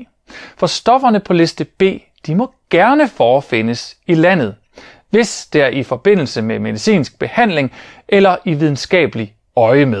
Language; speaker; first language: Danish; native; Danish